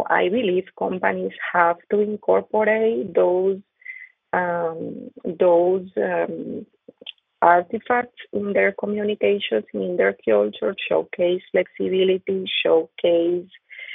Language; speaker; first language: English; non-native, fluent; Spanish